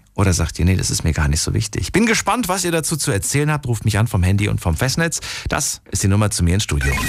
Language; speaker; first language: German; non-native, fluent; Slovak